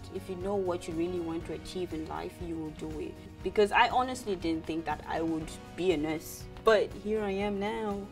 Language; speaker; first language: English; non-native, local second language; Shona